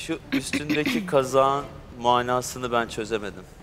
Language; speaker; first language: Turkish; native; Turkish